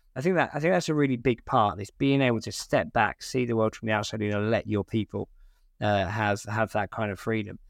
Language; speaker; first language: English; native; English